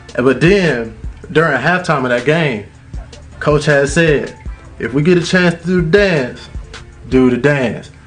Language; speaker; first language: English; native; English